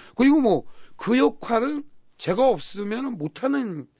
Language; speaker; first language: Korean; native; Korean